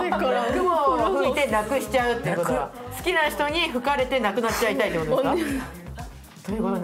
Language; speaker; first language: Japanese; native; Japanese